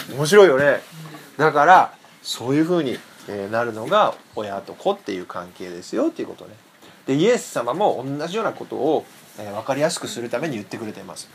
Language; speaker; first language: Japanese; native; Japanese